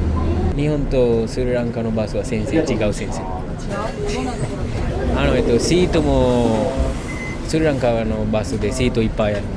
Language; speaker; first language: Japanese; non-native, learner; Sinhala